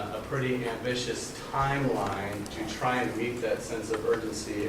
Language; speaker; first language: English; native; English